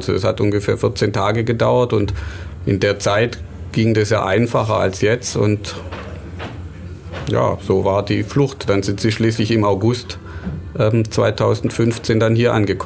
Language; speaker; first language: German; native; German